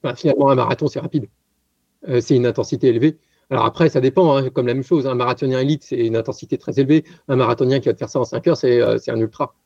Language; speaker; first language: French; native; French